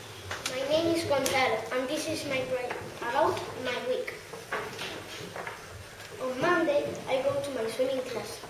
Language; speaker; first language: English; non-native, learner; Spanish